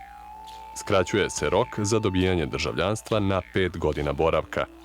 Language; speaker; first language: Bosnian; native; Bosnian